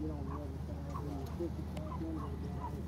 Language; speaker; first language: English; native; English